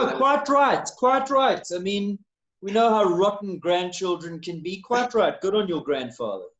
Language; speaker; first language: English; native; English